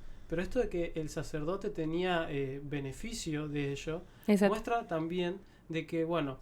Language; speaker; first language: Spanish; native; Spanish